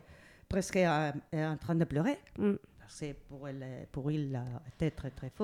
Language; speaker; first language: French; non-native, learner; Spanish